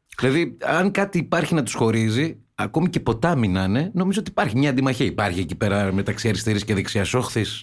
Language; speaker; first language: Greek; native; Greek